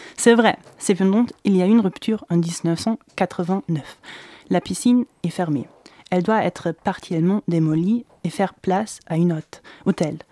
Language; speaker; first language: French; non-native, fluent; German